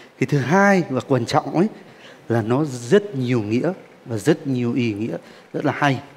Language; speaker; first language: Vietnamese; non-native, fluent; Turkish